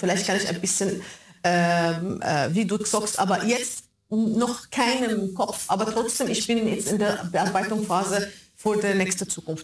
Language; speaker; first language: German; non-native, fluent; Arabic